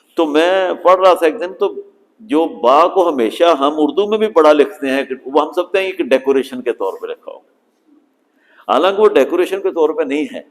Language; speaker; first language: Urdu; native; Urdu